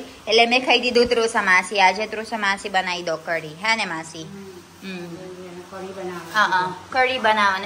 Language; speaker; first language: Gujarati; non-native, learner; Filipino